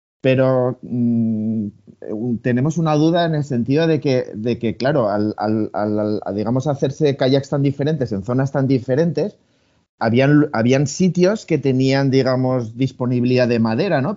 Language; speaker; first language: Spanish; native; Spanish